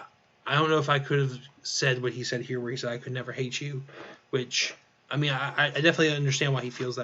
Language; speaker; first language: English; native; English